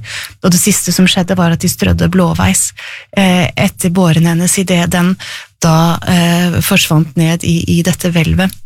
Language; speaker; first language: Norwegian; native; Norwegian